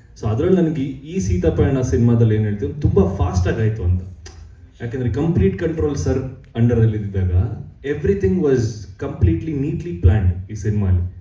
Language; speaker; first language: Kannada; native; Kannada